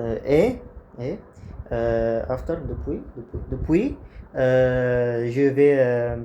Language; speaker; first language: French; non-native, learner; Arabic